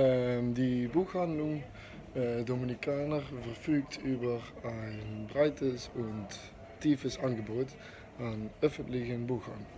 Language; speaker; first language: German; non-native, learner; Dutch